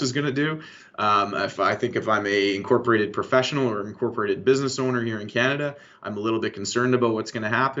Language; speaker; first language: English; native; English